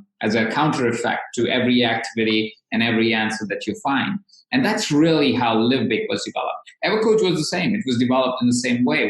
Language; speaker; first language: English; non-native, local second language; Hindi